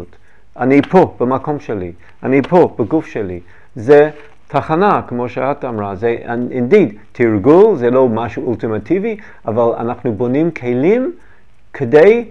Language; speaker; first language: Hebrew; non-native, learner; English